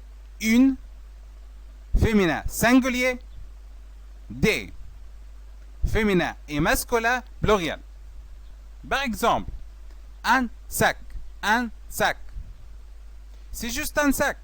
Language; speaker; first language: French; non-native, fluent; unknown